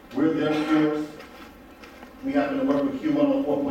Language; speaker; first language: English; native; English